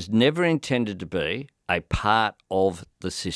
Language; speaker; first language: English; native; English